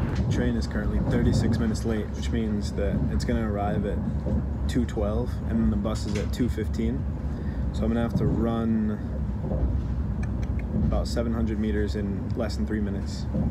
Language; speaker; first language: English; native; English